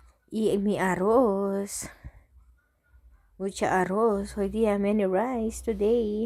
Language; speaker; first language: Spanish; non-native, learner; Filipino